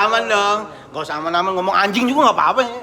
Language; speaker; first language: Indonesian; native; Indonesian